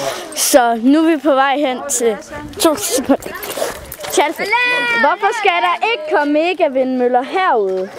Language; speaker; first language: Danish; native; Danish